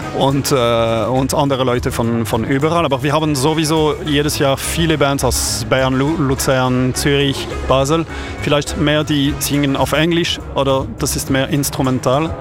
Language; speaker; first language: German; non-native, local second language; French